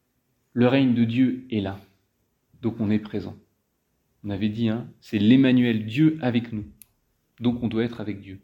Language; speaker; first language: French; native; French